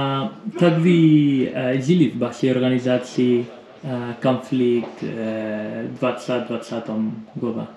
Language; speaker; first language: Russian; non-native, learner; Spanish